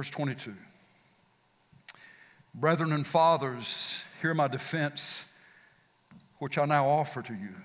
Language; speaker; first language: English; native; English